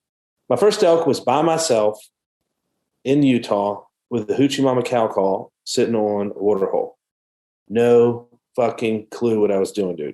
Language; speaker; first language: English; native; English